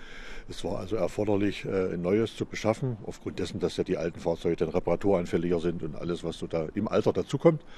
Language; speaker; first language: German; native; German